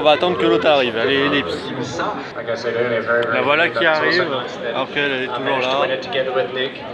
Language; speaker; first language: French; native; French